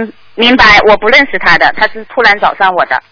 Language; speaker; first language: Chinese; native; Chinese